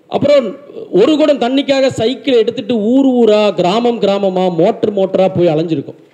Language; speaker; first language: Tamil; native; Tamil